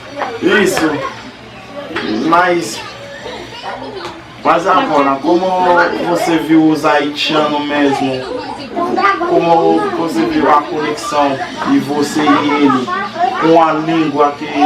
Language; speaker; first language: Portuguese; non-native, learner; Haitian Creole